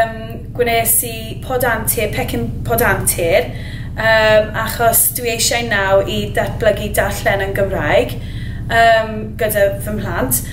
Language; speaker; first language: Welsh; non-native, learner; English